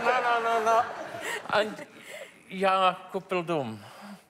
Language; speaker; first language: Czech; non-native, learner; English